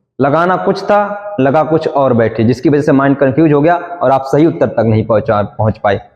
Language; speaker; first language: Hindi; native; Hindi